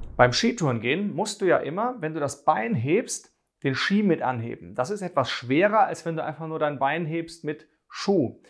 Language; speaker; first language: German; native; German